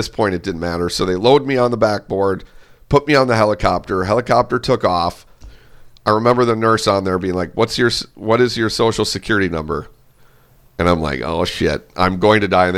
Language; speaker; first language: English; native; English